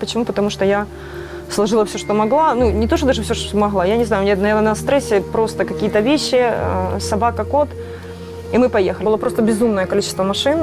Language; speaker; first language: Russian; native; Russian